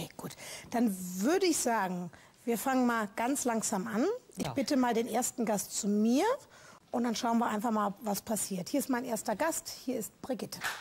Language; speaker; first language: German; native; German